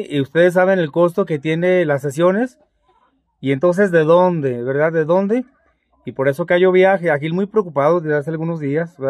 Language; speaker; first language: Spanish; native; Spanish